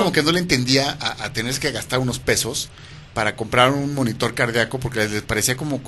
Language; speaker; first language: Spanish; native; Spanish